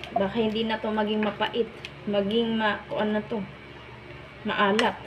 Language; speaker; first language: Filipino; non-native, local second language; Waray